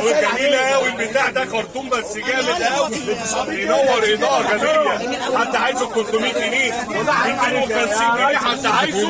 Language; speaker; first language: Arabic; native; Arabic